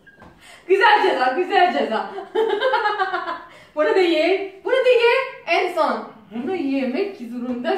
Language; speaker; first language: Turkish; non-native, learner; Azerbaijani